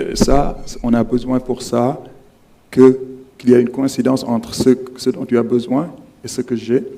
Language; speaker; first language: French; non-native, local second language; Wolof